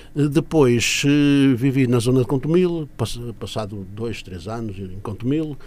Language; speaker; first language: Portuguese; native; Portuguese